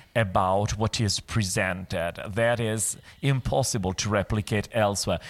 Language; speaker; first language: English; non-native, fluent; Italian